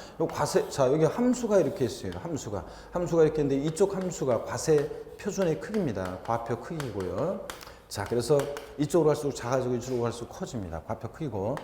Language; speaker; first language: Korean; native; Korean